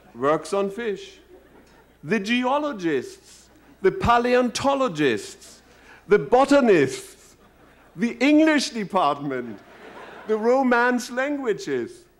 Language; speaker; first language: English; non-native, fluent; German